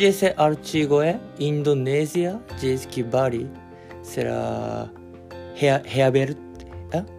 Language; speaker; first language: Portuguese; non-native, learner; Japanese